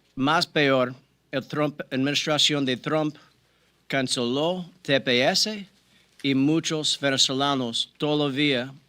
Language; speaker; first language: Spanish; non-native, learner; English